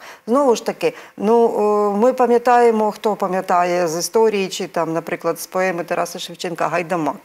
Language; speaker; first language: Ukrainian; native; Ukrainian